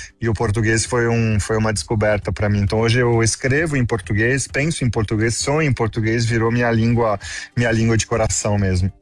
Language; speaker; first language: Portuguese; non-native, fluent; French